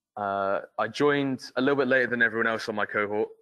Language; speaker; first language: English; native; English